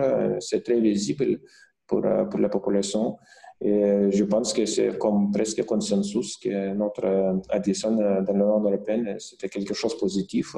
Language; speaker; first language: French; non-native, fluent; Lithuanian